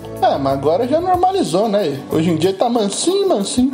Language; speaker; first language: Portuguese; native; Portuguese